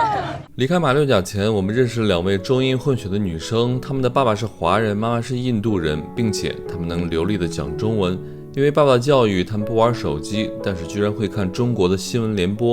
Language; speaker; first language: Chinese; native; Chinese